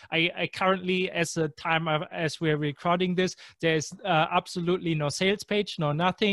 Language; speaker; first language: English; non-native, fluent; German